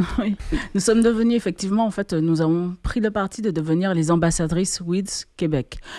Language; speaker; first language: French; native; French